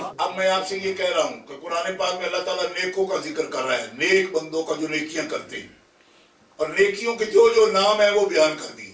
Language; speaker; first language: Urdu; non-native, local second language; Punjabi